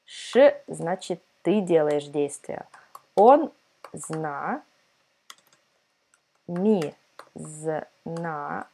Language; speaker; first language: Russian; non-native, fluent; Serbian